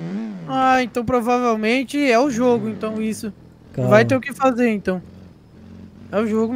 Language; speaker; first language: Portuguese; native; Portuguese